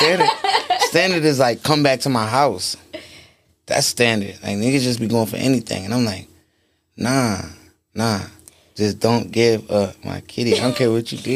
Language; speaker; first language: English; native; English